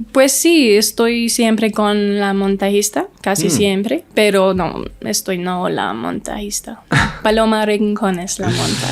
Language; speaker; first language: Spanish; non-native, learner; English